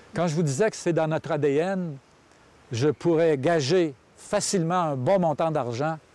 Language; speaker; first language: French; native; French